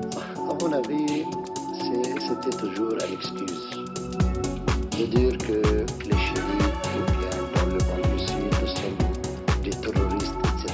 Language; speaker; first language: French; non-native, local second language; Arabic